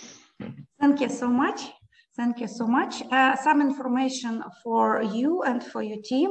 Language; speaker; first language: English; non-native, learner; Ukrainian